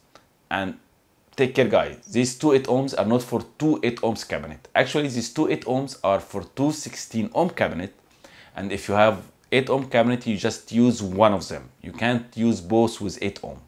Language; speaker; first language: English; non-native, fluent; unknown